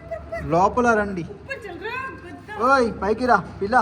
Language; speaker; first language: Telugu; non-native, learner; Hindi